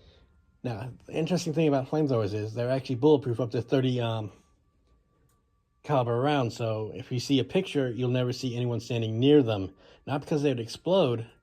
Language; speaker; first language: English; native; English